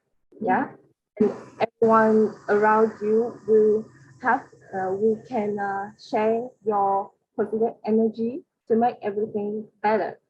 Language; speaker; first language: English; non-native, learner; Vietnamese